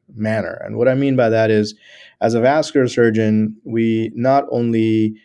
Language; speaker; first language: English; non-native, local second language; Gujarati